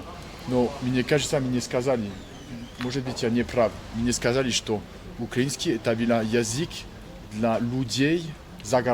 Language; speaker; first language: Russian; non-native, learner; French